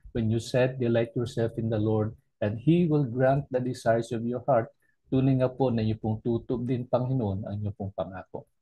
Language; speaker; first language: Filipino; non-native, local second language; Cebuano